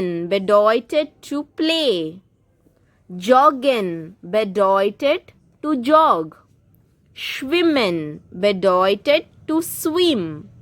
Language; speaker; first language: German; non-native, fluent; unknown